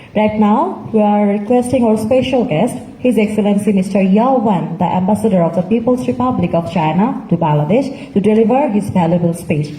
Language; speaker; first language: English; non-native, local second language; Bangla